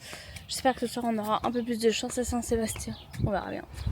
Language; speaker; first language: French; native; French